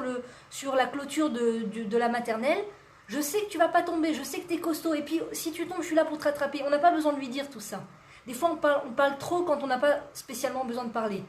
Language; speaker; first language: French; native; French